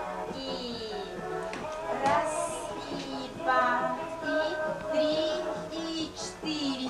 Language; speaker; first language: Russian; non-native, local second language; Yakut